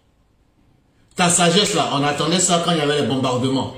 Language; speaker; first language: French; native; French